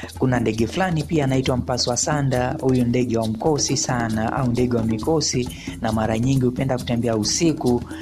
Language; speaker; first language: Swahili; non-native, local second language; Luyia